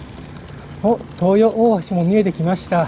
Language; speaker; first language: Japanese; native; Japanese